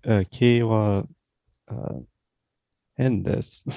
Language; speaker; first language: Japanese; non-native, learner; English